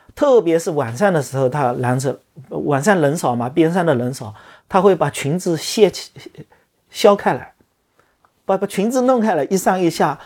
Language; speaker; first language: Chinese; native; Chinese